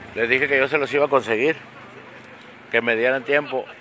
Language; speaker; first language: Spanish; native; Spanish